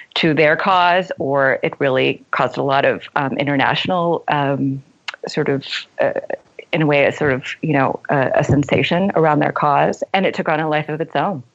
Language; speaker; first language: English; native; English